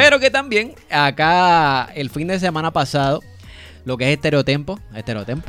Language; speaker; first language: Spanish; native; Spanish